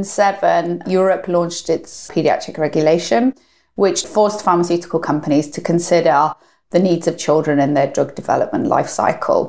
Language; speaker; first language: English; native; English